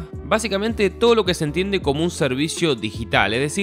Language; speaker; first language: Spanish; native; Spanish